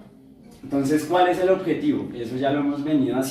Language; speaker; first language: Spanish; native; Spanish